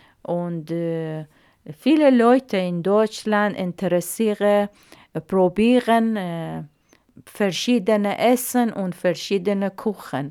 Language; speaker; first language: German; non-native, learner; Arabic